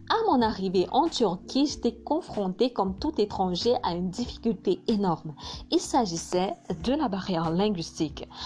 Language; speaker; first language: French; non-native, local second language; Hausa